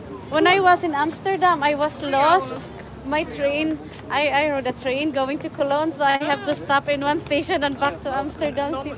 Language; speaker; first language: English; non-native, local second language; Filipino